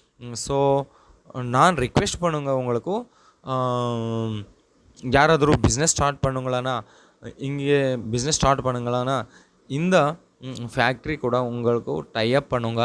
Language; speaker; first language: Tamil; non-native, local second language; Kannada